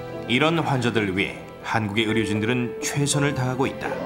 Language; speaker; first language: Korean; native; Korean